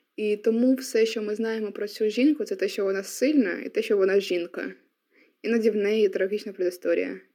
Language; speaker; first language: Ukrainian; non-native, local second language; Russian